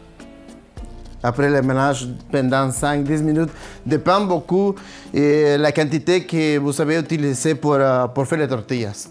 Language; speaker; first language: French; non-native, learner; Spanish